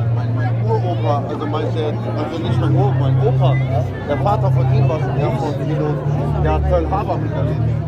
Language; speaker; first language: German; early bilingual, other home language; English